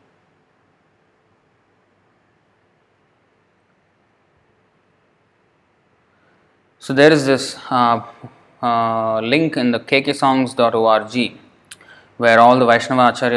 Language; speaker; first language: English; non-native, local second language; Telugu